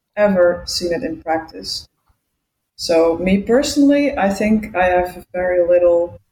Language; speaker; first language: English; non-native, fluent; Dutch